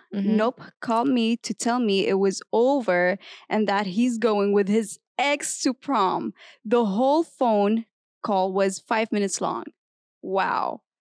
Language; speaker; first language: English; non-native, fluent; Arabic